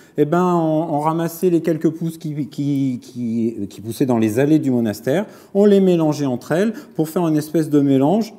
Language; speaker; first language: French; native; French